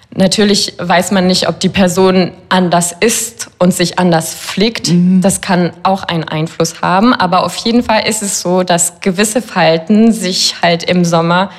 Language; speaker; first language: German; non-native, fluent; French